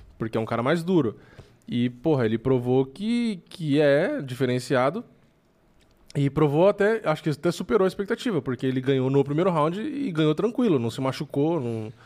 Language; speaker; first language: Portuguese; native; Portuguese